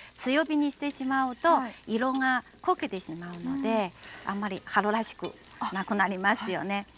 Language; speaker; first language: Japanese; non-native, fluent; Chinese